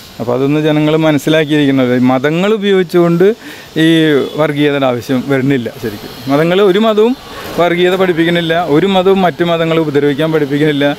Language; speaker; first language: Malayalam; native; Malayalam